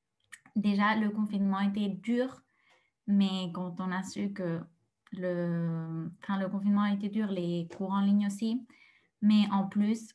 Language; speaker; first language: French; non-native, fluent; Spanish